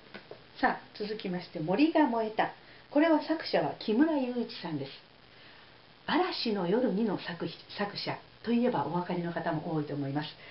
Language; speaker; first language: Japanese; native; Japanese